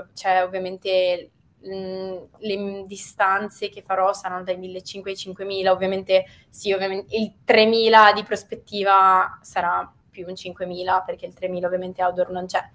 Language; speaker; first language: Italian; native; Italian